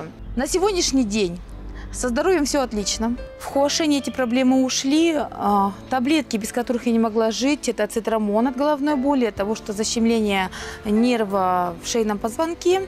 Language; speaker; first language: Russian; native; Russian